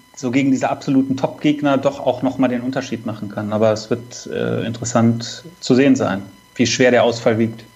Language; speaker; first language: German; native; German